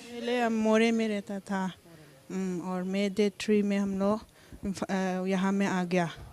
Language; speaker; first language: Hindi; non-native, local second language; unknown